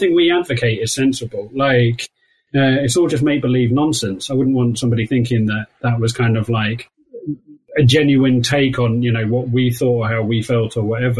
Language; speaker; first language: English; native; English